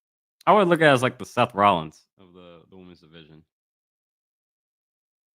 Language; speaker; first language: English; native; English